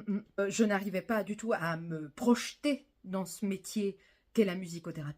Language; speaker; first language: French; native; French